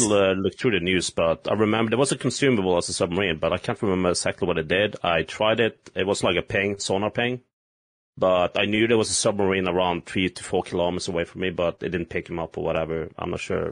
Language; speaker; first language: English; non-native, fluent; Norwegian